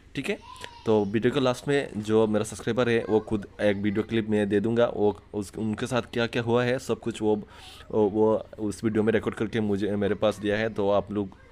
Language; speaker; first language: Hindi; non-native, local second language; Bangla